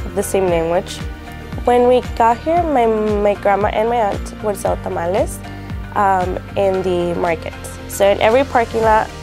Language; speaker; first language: English; early bilingual, other home language; Spanish